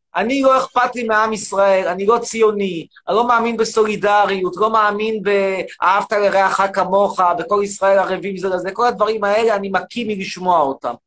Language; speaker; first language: Hebrew; native; Hebrew